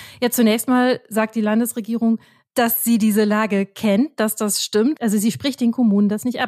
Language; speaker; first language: German; native; German